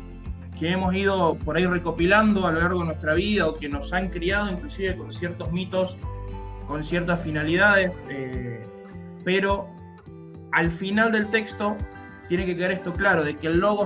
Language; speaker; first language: Spanish; native; Spanish